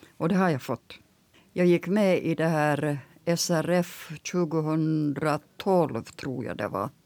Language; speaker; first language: Swedish; native; Swedish